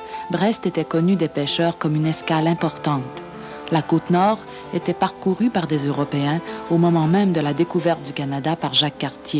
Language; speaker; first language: French; native; French